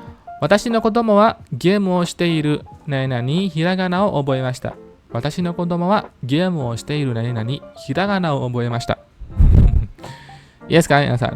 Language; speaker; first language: Japanese; non-native, fluent; Indonesian